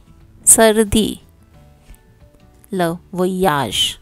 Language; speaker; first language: French; non-native, learner; Hindi